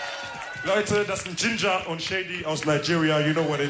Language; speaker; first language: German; early bilingual, other home language; Wolof